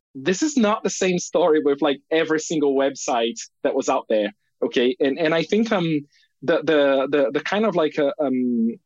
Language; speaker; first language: English; non-native, fluent; Portuguese